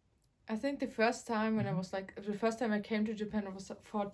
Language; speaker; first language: English; non-native, fluent; German